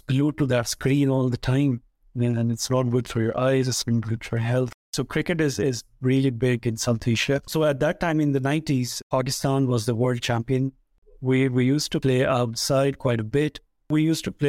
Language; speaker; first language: English; non-native, local second language; Punjabi